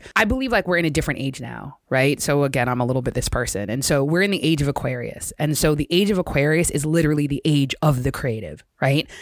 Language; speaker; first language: English; native; English